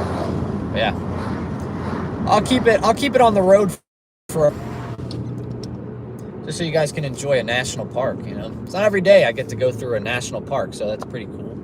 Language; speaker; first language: English; native; English